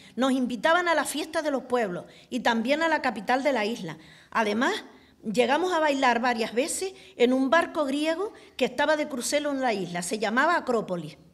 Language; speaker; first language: Spanish; native; Spanish